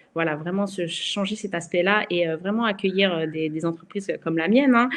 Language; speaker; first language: French; native; French